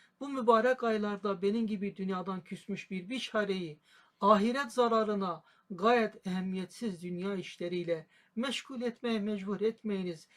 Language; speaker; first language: Turkish; native; Turkish